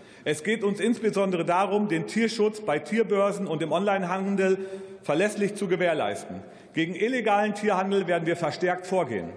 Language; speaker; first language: German; native; German